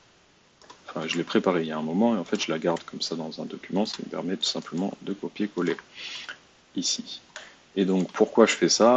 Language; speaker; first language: French; native; French